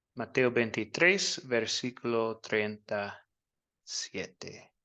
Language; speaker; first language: Spanish; non-native, fluent; English